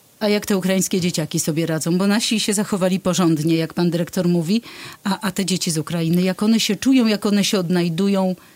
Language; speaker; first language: Polish; native; Polish